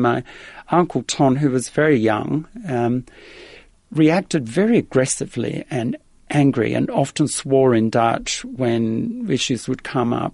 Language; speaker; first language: English; early bilingual, other home language; Dutch